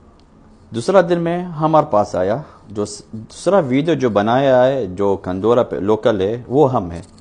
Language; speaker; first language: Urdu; non-native, learner; Arabic